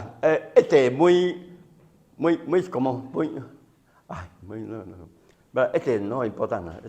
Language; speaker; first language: Spanish; non-native, learner; Chinese